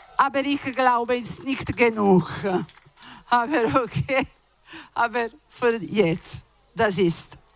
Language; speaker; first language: German; non-native, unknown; Italian